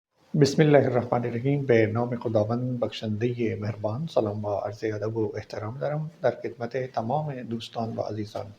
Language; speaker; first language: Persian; non-native, fluent; Urdu